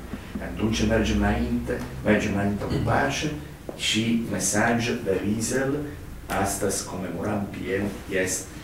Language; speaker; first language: Romanian; non-native, learner; Italian